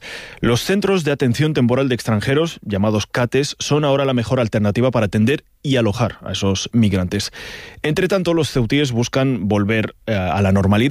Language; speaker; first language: Spanish; native; Spanish